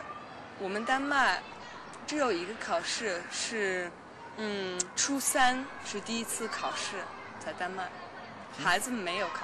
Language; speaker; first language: Chinese; non-native, learner; Danish